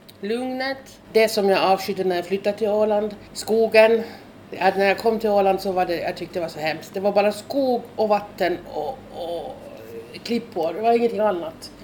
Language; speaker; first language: Swedish; non-native, fluent; German